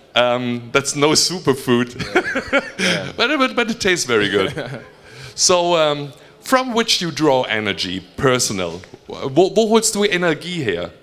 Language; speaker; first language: English; non-native, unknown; German